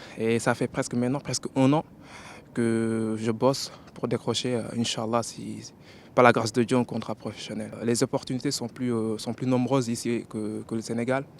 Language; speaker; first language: French; non-native, local second language; Wolof